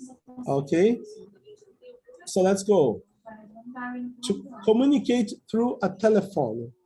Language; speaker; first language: English; non-native, fluent; Portuguese